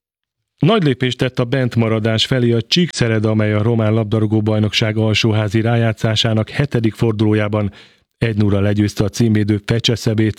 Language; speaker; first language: Hungarian; native; Hungarian